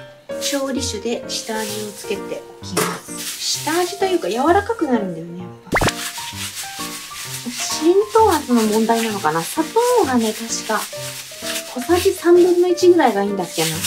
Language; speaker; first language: Japanese; native; Japanese